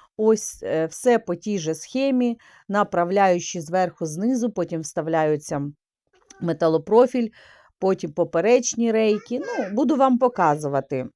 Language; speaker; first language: Ukrainian; non-native, local second language; Russian